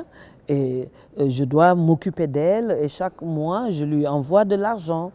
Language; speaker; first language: French; non-native, local second language; Wolof